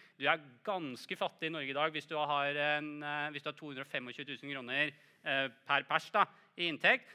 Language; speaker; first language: Norwegian; native; Norwegian